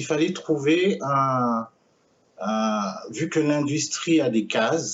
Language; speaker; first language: French; native; French